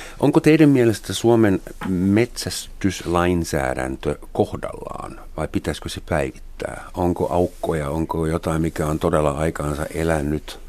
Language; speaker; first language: Finnish; non-native, fluent; German